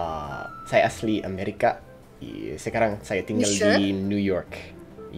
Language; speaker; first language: Indonesian; non-native, fluent; English